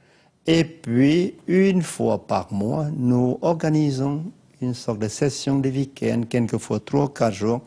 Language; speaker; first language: French; non-native, learner; Lao